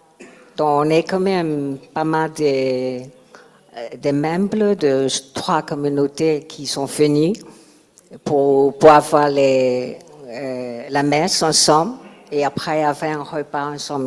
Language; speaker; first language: French; non-native, learner; Chinese